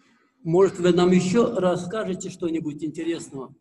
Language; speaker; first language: Russian; native; Russian